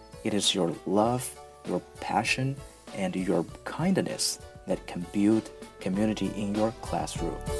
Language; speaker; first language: English; non-native, fluent; Chinese